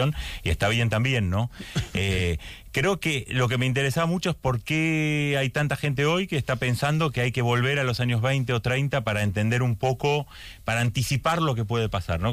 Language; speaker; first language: Spanish; native; Spanish